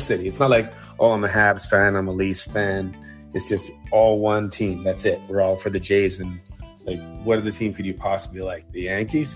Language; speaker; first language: English; native; English